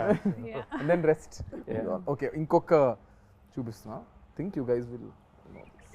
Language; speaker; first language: Telugu; native; Telugu